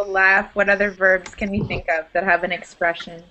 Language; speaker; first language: English; native; English